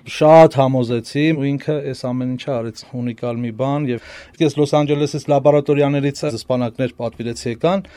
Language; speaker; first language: Armenian; native; Armenian